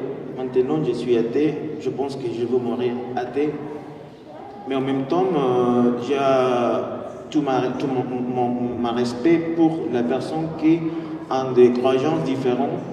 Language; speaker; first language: French; non-native, fluent; Spanish